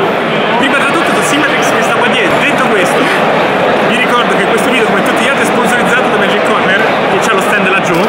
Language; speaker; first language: Italian; native; Italian